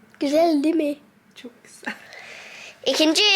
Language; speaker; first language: Turkish; early bilingual, heritage; Turkish